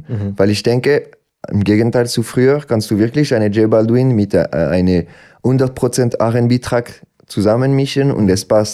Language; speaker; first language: German; non-native, local second language; French